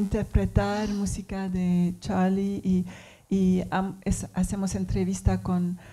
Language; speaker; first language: Spanish; non-native, learner; English